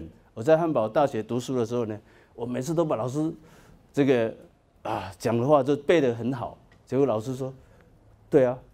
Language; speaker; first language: Chinese; native; Chinese